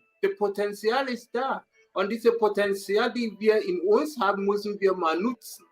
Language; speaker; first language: German; non-native, learner; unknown